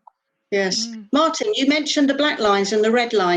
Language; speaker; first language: English; native; English